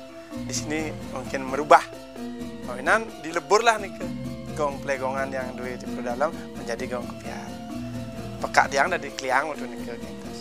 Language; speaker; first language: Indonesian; non-native, local second language; Balinese